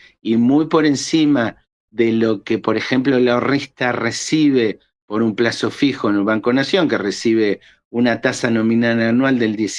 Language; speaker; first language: Spanish; native; Spanish